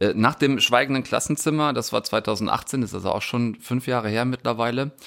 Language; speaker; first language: German; native; German